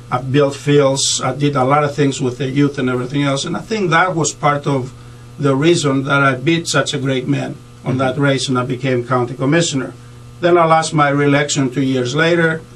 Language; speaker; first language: English; non-native, fluent; Greek